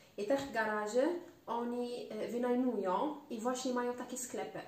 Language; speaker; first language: Polish; non-native, learner; Arabic